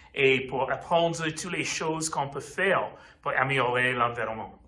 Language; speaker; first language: French; non-native, learner; English